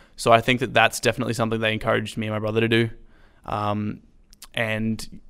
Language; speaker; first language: English; native; English